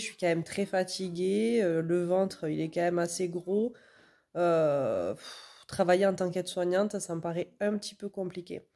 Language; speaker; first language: French; native; French